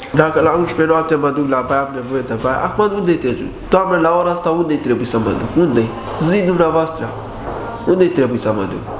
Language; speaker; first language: Romanian; non-native, learner; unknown